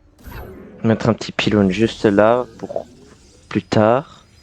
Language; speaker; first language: French; native; French